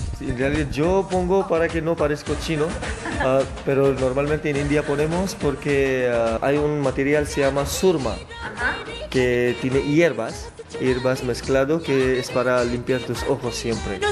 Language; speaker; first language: Spanish; non-native, fluent; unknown